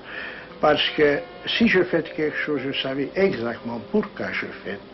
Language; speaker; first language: French; non-native, learner; Hungarian